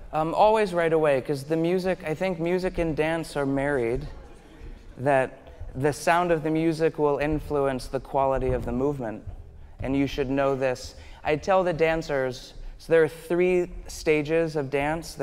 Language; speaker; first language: English; native; English